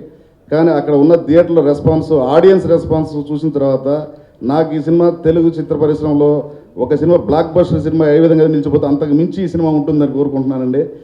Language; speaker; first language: Telugu; native; Telugu